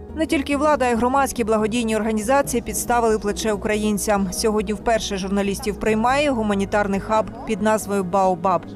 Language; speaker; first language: Ukrainian; native; Ukrainian